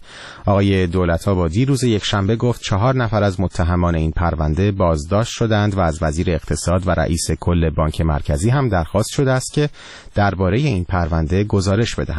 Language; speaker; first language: Persian; native; Persian